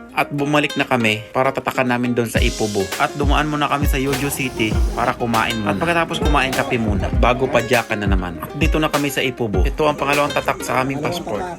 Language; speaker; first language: Filipino; native; Filipino